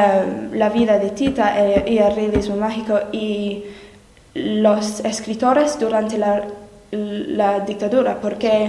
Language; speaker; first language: Spanish; non-native, learner; English